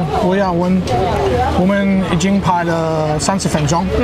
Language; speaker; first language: Chinese; non-native, learner; English